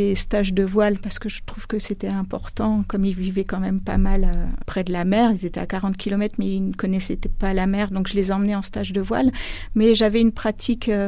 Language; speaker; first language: French; native; French